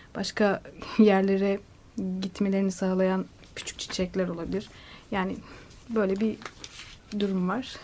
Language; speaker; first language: Turkish; native; Turkish